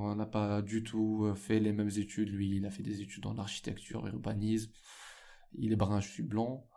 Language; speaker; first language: French; non-native, local second language; Arabic